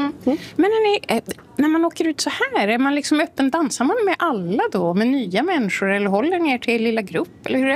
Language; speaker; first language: Swedish; native; Swedish